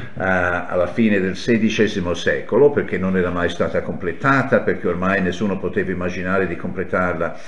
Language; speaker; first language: Italian; non-native, fluent; English